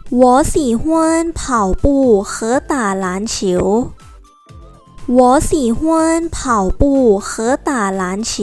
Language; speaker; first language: Chinese; non-native, fluent; Thai